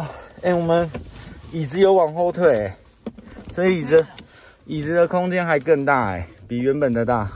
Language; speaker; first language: Chinese; native; Chinese